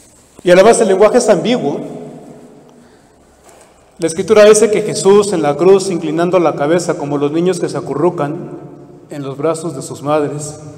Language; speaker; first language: Spanish; native; Spanish